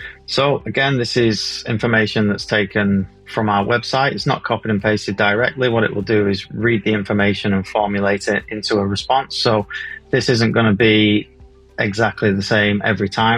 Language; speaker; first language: English; native; English